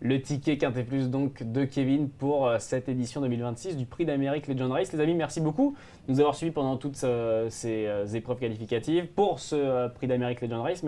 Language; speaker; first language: French; native; French